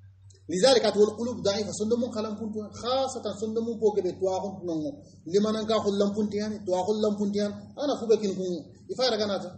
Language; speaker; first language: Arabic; non-native, fluent; Soninke